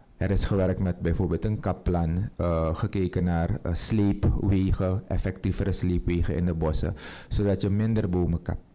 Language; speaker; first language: Dutch; native; Dutch